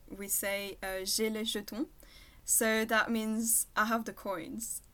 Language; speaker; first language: English; non-native, fluent; French